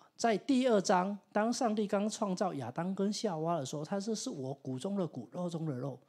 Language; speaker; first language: Chinese; non-native, local second language; Min Nan Chinese